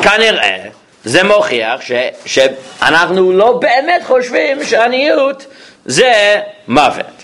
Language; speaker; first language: Hebrew; non-native, fluent; English